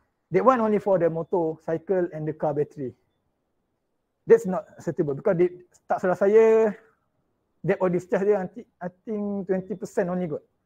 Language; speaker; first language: English; non-native, local second language; Malay